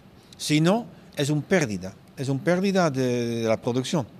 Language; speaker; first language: Spanish; non-native, fluent; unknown